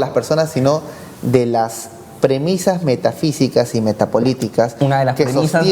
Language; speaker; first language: Spanish; native; Spanish